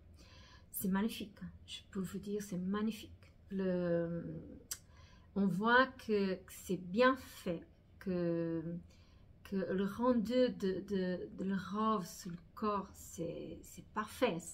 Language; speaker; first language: French; non-native, fluent; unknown